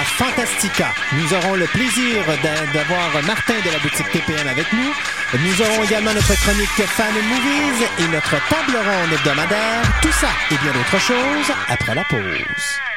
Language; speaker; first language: French; native; French